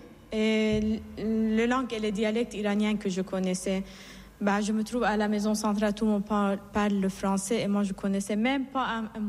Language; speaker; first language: French; non-native, fluent; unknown